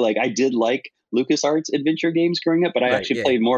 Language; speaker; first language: English; native; English